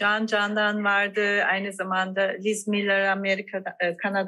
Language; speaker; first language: Turkish; non-native, fluent; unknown